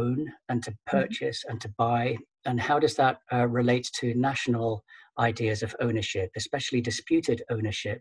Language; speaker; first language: English; native; English